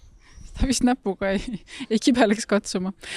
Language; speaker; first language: Estonian; native; Estonian